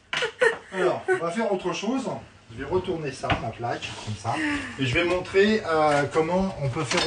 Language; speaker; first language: French; native; French